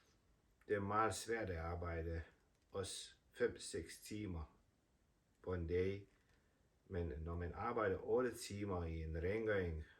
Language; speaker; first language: Danish; non-native, fluent; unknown